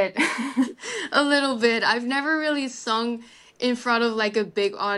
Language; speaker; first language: English; non-native, fluent; Dutch